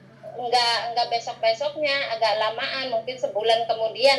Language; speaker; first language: Indonesian; non-native, local second language; Javanese